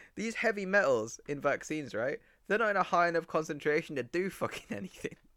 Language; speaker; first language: English; native; English